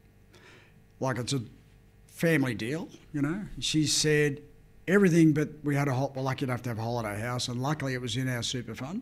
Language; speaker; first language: English; native; English